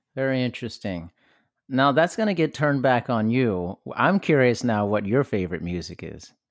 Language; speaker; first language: English; native; English